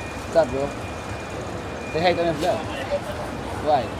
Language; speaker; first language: English; non-native, local second language; Filipino